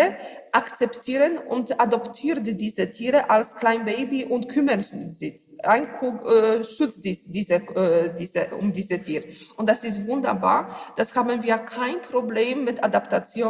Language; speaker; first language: German; non-native, learner; Polish